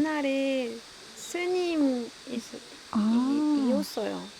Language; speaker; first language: Korean; non-native, learner; French